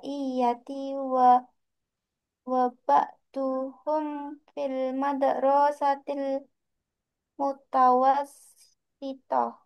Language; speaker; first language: Arabic; non-native, learner; Indonesian